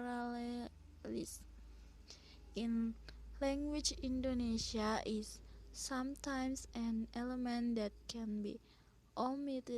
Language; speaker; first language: English; non-native, learner; Indonesian